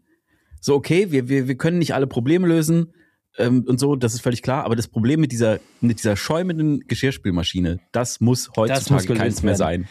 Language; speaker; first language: German; native; German